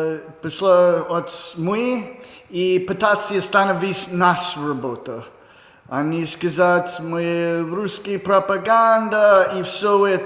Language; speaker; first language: Russian; non-native, learner; English